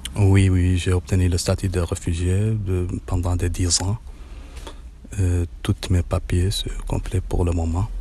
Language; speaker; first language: French; non-native, learner; Arabic